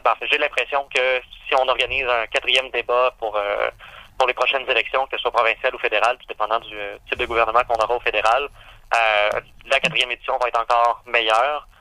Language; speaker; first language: French; native; French